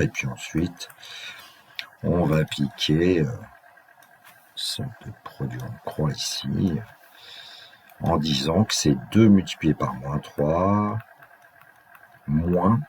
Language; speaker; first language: French; native; French